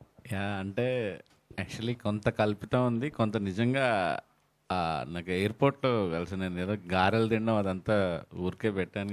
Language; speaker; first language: Telugu; native; Telugu